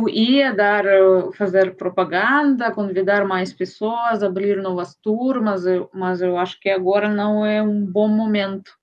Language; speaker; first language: Portuguese; non-native, fluent; Russian